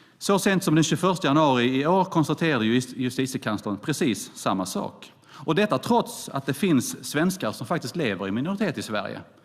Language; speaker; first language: Swedish; native; Swedish